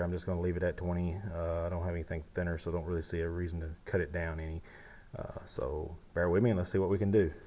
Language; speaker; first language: English; native; English